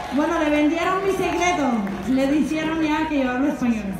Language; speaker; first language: Spanish; non-native, fluent; French